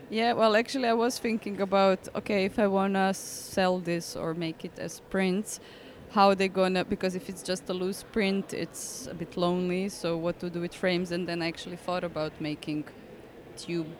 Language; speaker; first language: English; non-native, fluent; Croatian